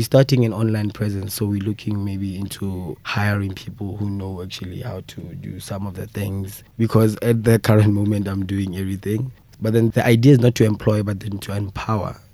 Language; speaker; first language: English; non-native, local second language; Southern Sotho